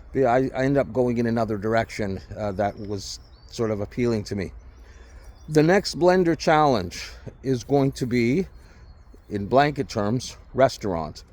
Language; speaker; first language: English; native; English